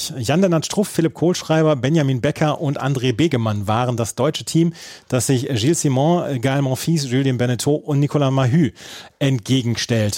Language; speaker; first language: German; native; German